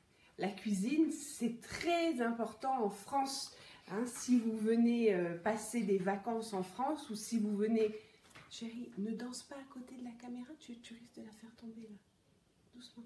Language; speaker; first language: French; native; French